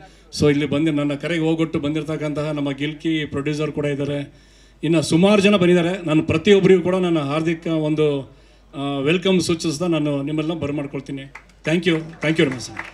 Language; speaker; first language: Kannada; native; Kannada